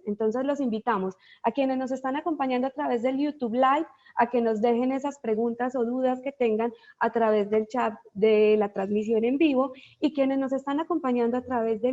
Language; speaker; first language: Spanish; native; Spanish